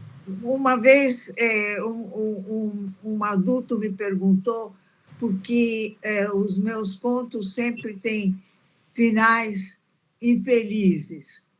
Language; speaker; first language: Portuguese; early bilingual, other home language; Italian